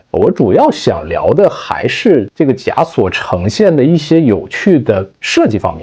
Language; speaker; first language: Chinese; native; Chinese